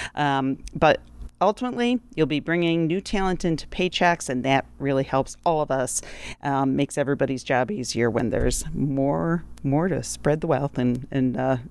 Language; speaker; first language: English; native; English